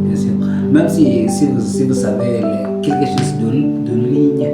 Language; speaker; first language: French; non-native, learner; Kalenjin